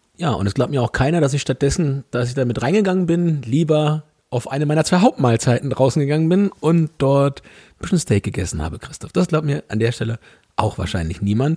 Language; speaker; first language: German; native; German